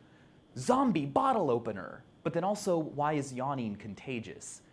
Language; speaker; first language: English; native; English